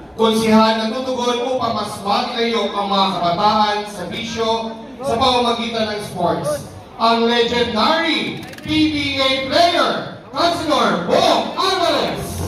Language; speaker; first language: Filipino; native; Filipino